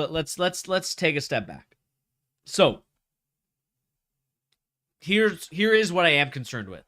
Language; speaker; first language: English; native; English